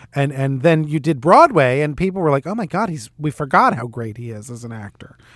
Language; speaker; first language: English; native; English